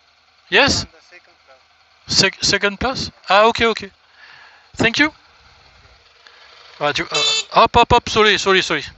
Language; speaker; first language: English; non-native, learner; French